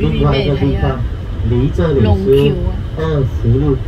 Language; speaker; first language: Chinese; non-native, fluent; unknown